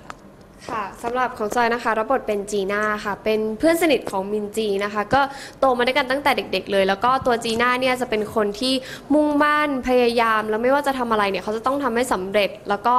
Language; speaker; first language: Thai; native; Thai